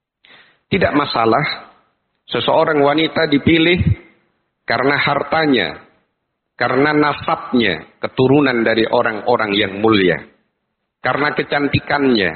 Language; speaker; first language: Indonesian; native; Indonesian